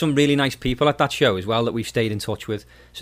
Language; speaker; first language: English; native; English